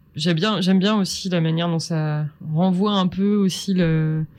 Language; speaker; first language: French; native; French